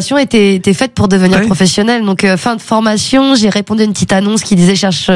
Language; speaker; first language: French; native; French